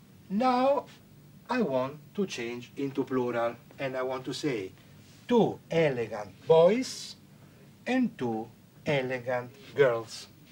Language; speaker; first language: English; non-native, fluent; Italian